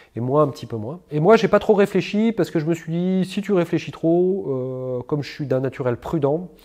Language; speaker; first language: French; native; French